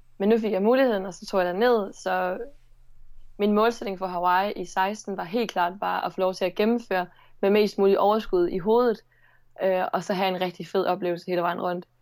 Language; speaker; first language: Danish; native; Danish